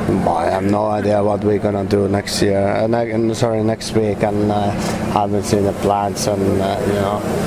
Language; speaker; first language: English; non-native, fluent; Finnish